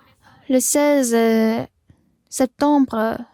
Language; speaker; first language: French; non-native, learner; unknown